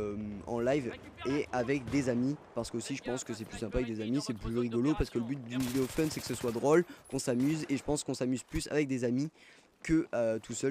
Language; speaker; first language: French; native; French